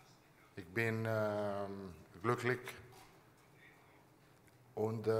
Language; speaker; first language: German; non-native, learner; Italian